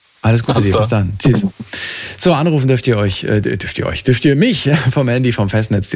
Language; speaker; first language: German; native; German